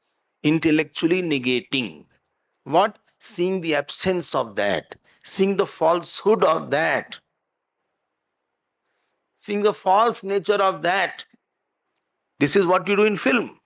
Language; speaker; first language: English; non-native, local second language; Hindi